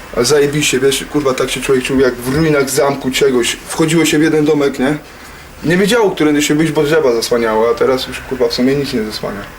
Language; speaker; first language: Polish; native; Polish